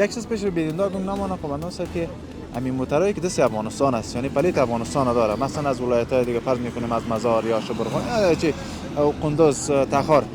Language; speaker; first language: Persian; non-native, local second language; Pashto